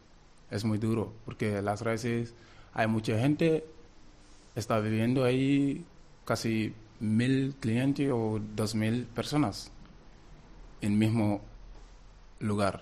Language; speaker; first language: Spanish; non-native, learner; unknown